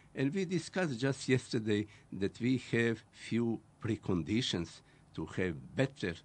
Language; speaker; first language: English; non-native, fluent; Croatian